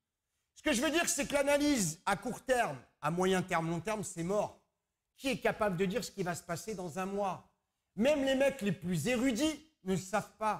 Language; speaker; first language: French; native; French